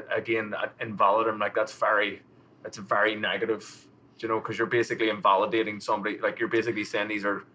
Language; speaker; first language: English; native; English